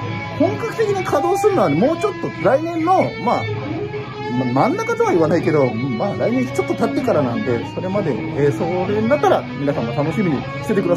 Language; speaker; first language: Japanese; native; Japanese